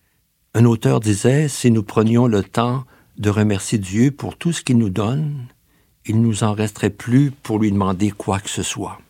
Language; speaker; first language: French; native; French